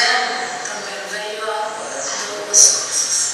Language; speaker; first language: Portuguese; non-native, learner; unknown